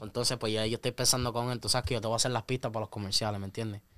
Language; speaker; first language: Spanish; early bilingual, heritage; Spanish